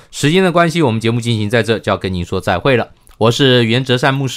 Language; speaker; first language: Chinese; native; Chinese